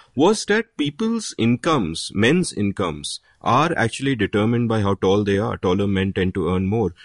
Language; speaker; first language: English; non-native, local second language; Hindi